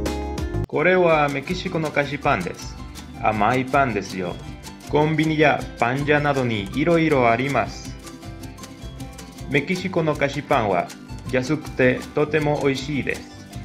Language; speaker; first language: Japanese; non-native, learner; Spanish